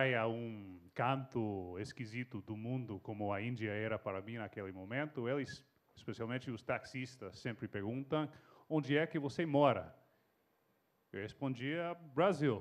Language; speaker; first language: Portuguese; non-native, fluent; English